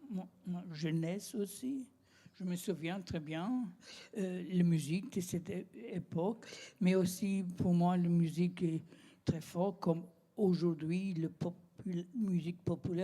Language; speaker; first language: French; non-native, learner; German